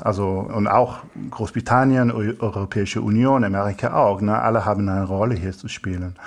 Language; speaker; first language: German; non-native, fluent; English